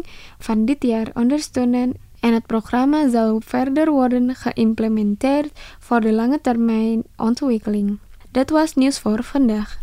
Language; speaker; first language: Dutch; non-native, fluent; Indonesian